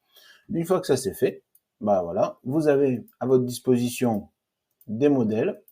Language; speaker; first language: French; native; French